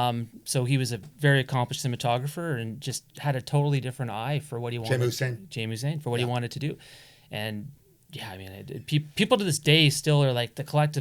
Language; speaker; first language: English; native; English